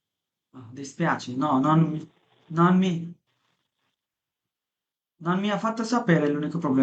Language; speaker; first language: Italian; non-native, fluent; Bangla